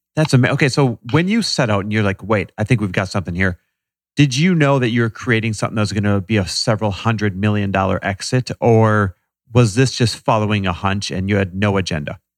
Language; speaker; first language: English; native; English